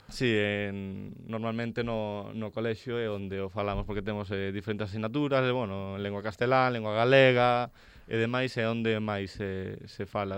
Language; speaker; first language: Galician; non-native, local second language; Spanish